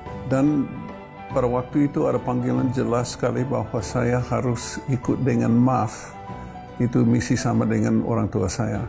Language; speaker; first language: Indonesian; non-native, fluent; English